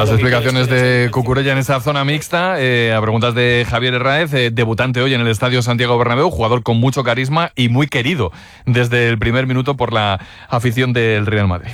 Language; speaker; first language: Spanish; native; Spanish